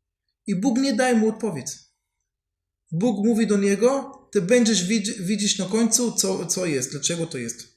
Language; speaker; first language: Polish; non-native, learner; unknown